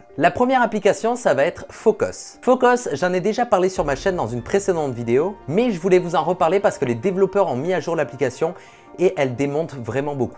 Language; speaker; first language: French; native; French